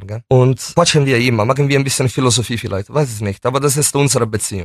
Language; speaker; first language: German; non-native, fluent; Italian